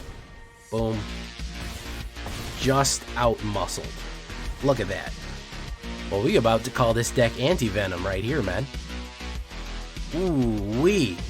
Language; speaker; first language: English; native; English